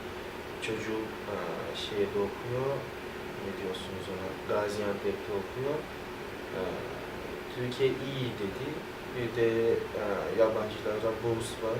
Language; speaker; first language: Turkish; non-native, fluent; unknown